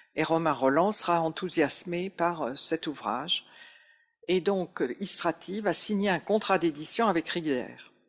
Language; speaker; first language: French; native; French